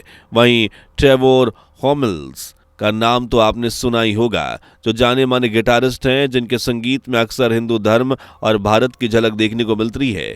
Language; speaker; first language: Hindi; native; Hindi